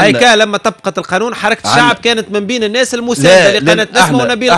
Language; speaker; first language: Arabic; native; Arabic